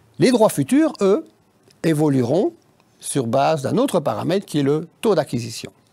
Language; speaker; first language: French; native; French